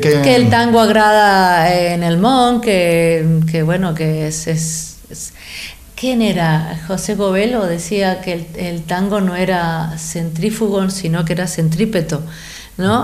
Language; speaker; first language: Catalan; non-native, fluent; Spanish